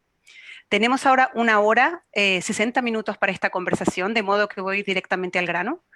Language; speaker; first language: Spanish; native; Spanish